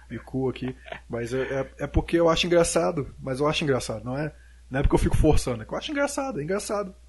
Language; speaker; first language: Portuguese; native; Portuguese